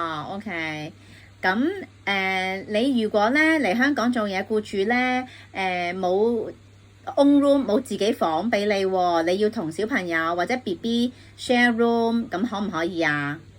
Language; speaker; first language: Cantonese; native; Cantonese